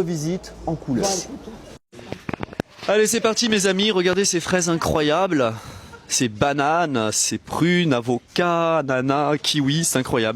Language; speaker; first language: French; native; French